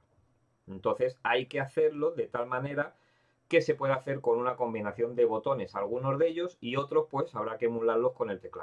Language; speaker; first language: Spanish; native; Spanish